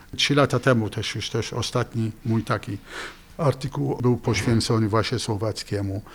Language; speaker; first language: Polish; non-native, fluent; Arabic